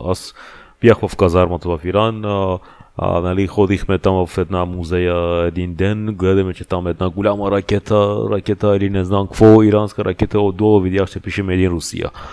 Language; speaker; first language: Bulgarian; non-native, fluent; Persian